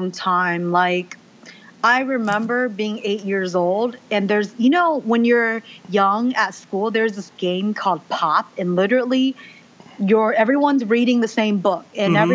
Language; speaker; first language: English; early bilingual, other home language; Chinese